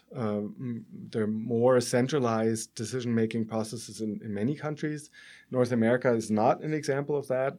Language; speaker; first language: English; non-native, fluent; German